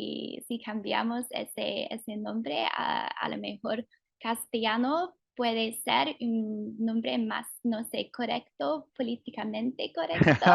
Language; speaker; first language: Spanish; non-native, fluent; English